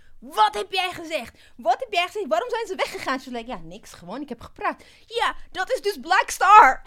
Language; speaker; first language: Dutch; non-native, fluent; Amharic